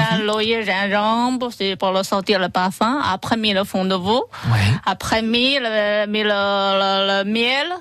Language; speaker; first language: French; non-native, learner; Chinese